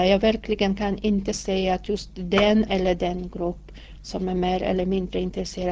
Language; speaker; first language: Swedish; non-native, fluent; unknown